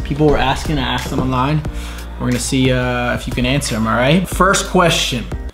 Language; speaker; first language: English; native; English